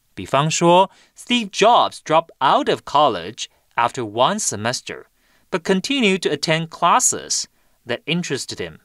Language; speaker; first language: English; non-native, fluent; Chinese